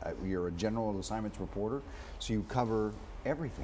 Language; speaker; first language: English; early bilingual, other home language; Spanish